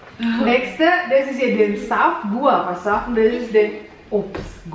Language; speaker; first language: German; non-native, learner; Indonesian